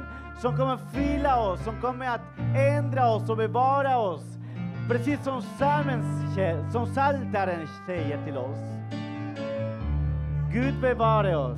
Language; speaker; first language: Swedish; non-native, fluent; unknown